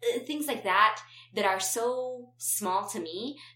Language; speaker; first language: English; non-native, fluent; Romanian